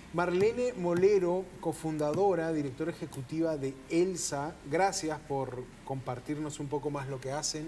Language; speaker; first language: Spanish; native; Spanish